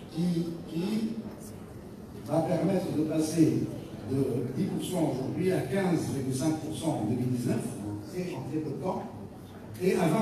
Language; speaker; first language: French; non-native, local second language; Arabic